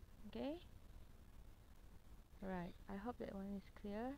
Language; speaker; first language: English; non-native, local second language; Malay